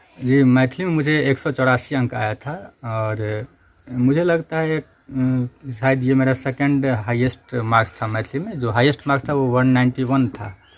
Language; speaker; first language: Hindi; non-native, local second language; Maithili